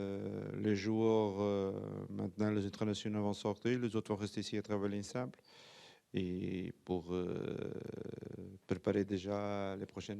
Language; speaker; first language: French; non-native, fluent; Portuguese